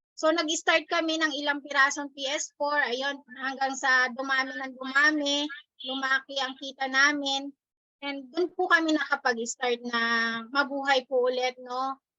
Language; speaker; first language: Filipino; native; Filipino